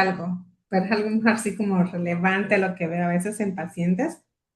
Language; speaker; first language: Spanish; native; Spanish